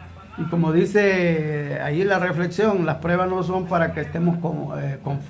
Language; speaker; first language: Spanish; native; Spanish